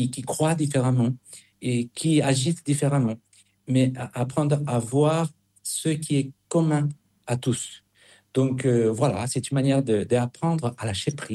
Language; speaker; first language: French; non-native, fluent; Spanish